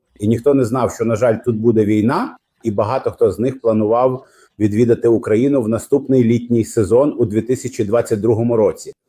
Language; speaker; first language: Ukrainian; non-native, fluent; Arabic